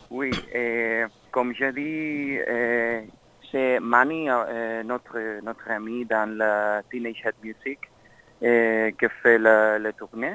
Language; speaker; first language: French; non-native, learner; Spanish